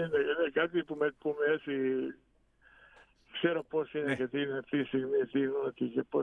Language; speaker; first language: Greek; non-native, fluent; Bosnian